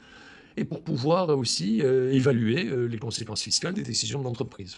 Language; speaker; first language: French; native; French